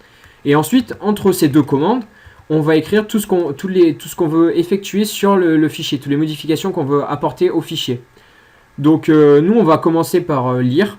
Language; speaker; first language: French; native; French